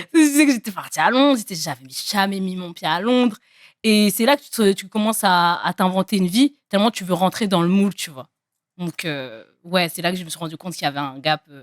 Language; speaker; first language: French; native; French